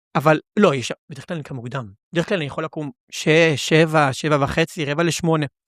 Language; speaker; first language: Hebrew; early bilingual, other home language; Russian